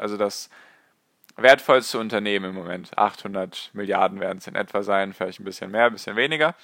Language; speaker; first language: German; native; German